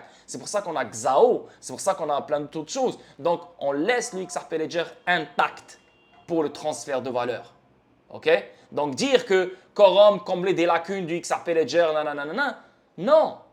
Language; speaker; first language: French; native; French